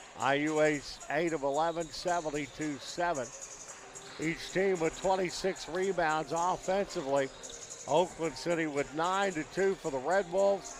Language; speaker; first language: English; native; English